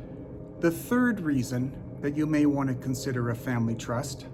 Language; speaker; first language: English; native; English